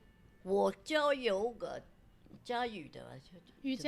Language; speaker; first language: Chinese; non-native, local second language; Wu Chinese